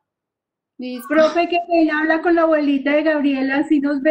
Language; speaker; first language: Spanish; native; Spanish